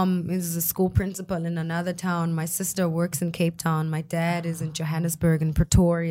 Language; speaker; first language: English; non-native, local second language; Xhosa